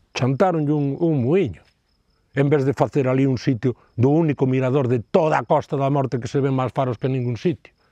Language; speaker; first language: Galician; native; Galician